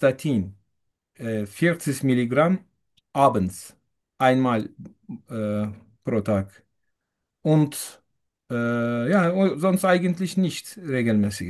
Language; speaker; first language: German; non-native, fluent; Turkish